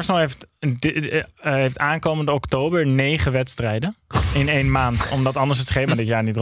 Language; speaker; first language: Dutch; native; Dutch